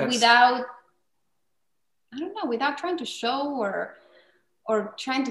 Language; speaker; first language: English; non-native, fluent; Spanish